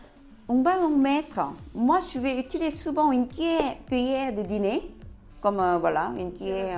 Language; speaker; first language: French; non-native, learner; Korean